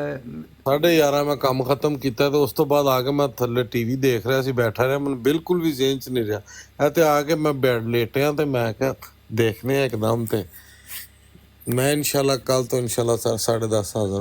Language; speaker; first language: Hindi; non-native, local second language; Punjabi